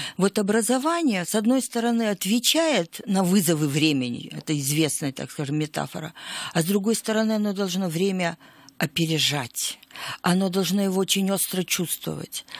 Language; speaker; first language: Russian; native; Russian